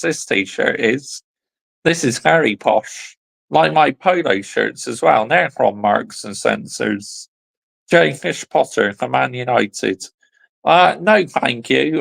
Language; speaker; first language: English; native; English